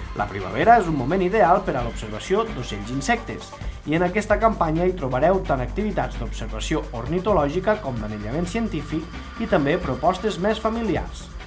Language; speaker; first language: Catalan; native; Catalan